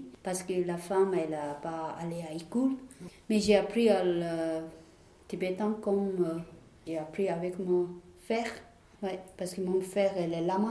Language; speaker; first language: French; non-native, learner; Tibetan